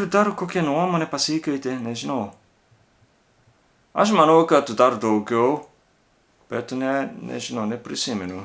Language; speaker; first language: Lithuanian; non-native, learner; Japanese